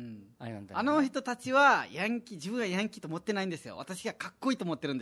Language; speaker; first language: Japanese; non-native, fluent; Nepali